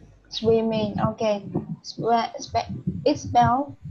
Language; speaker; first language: English; non-native, learner; Vietnamese